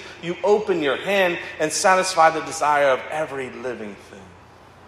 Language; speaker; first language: English; native; English